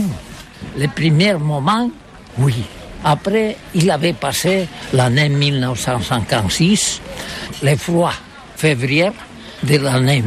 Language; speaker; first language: French; non-native, learner; Catalan